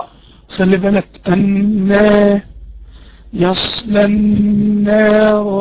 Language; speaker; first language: Arabic; native; Arabic